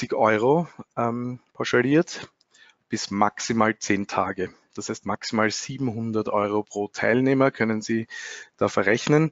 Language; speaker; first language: German; native; German